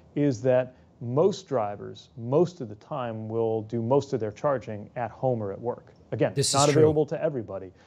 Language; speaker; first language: English; native; English